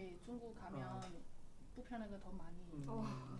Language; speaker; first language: Korean; non-native, learner; Chinese